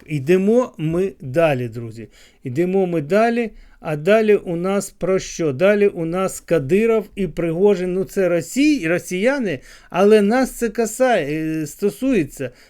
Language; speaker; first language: Ukrainian; non-native, local second language; Russian